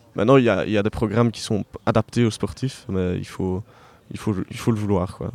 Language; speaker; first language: French; native; French